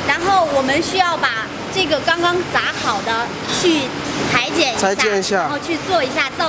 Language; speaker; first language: Chinese; native; Chinese